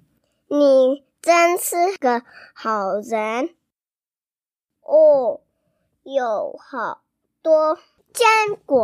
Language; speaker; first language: Chinese; early bilingual, heritage; English